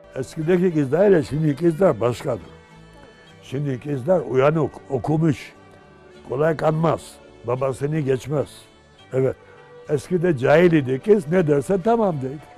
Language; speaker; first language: Turkish; non-native, local second language; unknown